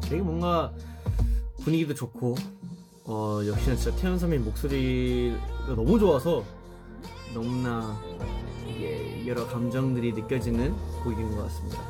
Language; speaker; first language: Korean; early bilingual, heritage; Korean